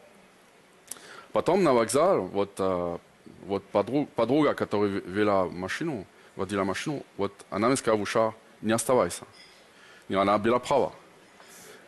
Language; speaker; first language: Russian; non-native, learner; French